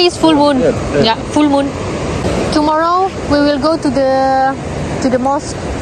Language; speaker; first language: English; non-native, learner; Indonesian